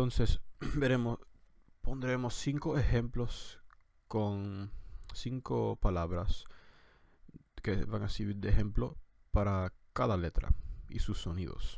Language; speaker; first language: Spanish; non-native, fluent; English